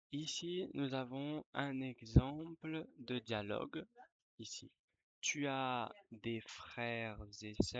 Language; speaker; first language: French; non-native, fluent; Spanish